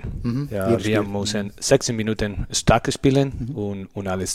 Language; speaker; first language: German; non-native, learner; Spanish